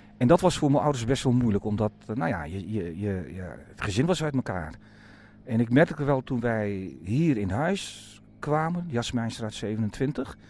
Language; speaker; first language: Dutch; native; Dutch